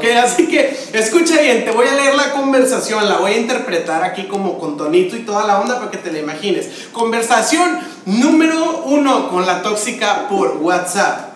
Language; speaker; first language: Spanish; native; Spanish